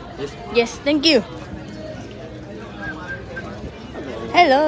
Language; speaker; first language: English; non-native, learner; Thai